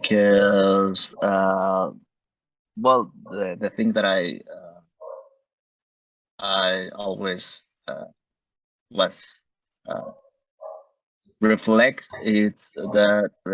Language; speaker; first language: English; non-native, learner; Spanish